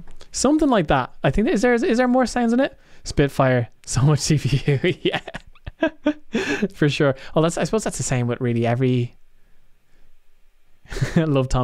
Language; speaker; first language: English; native; English